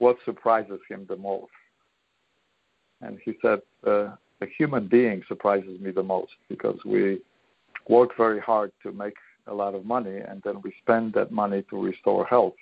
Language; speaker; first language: English; non-native, fluent; Polish